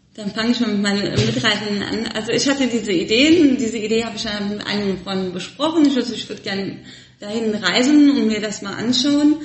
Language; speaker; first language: German; early bilingual, other home language; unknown